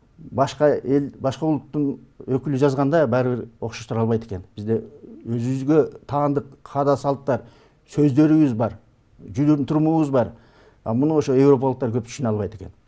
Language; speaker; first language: Kyrgyz; native; Kyrgyz